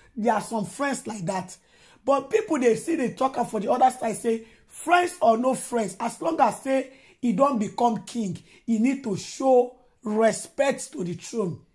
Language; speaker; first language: Nigerian Pidgin; non-native, local second language; Yoruba